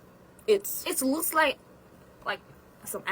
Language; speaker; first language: English; non-native, learner; Korean